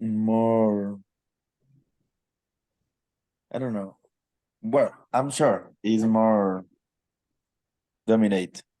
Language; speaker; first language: English; non-native, learner; Spanish